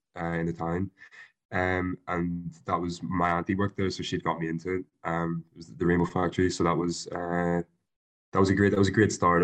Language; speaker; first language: English; native; English